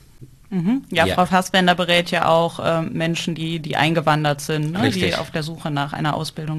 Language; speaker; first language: German; native; German